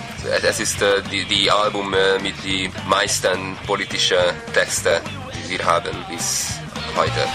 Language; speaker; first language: German; non-native, learner; Hungarian